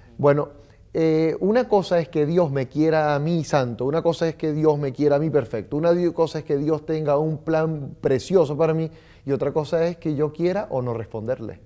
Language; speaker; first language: Spanish; native; Spanish